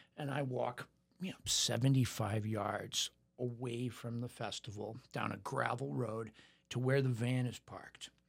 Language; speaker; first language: English; native; English